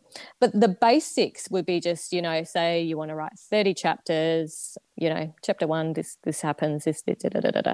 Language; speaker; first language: English; native; English